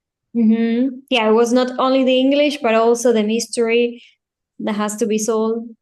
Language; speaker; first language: English; non-native, fluent; Spanish